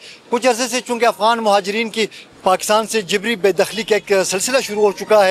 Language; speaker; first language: Hindi; non-native, local second language; Pashto